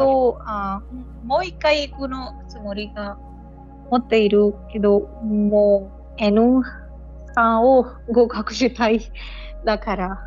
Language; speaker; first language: Japanese; non-native, learner; Hindi